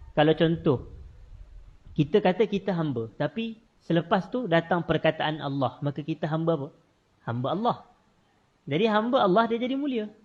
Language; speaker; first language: Malay; native; Malay